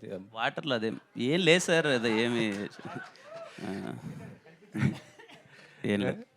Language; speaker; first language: Telugu; native; Telugu